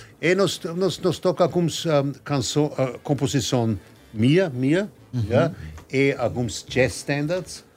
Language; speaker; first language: Portuguese; non-native, learner; German